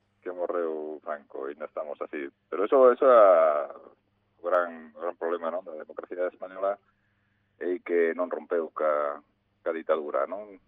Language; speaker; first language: Galician; native; Galician